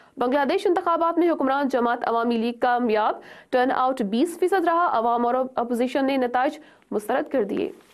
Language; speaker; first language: Urdu; native; Urdu